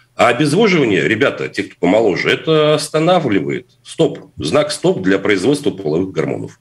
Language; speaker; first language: Russian; native; Russian